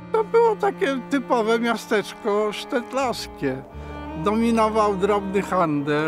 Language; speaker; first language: Polish; native; Polish